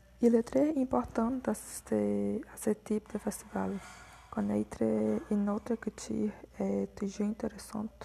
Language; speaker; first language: French; non-native, learner; Portuguese